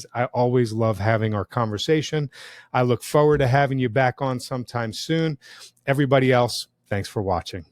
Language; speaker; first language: English; native; English